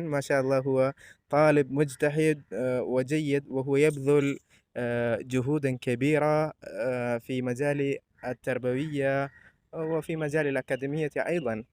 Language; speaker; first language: Arabic; non-native, fluent; Malayalam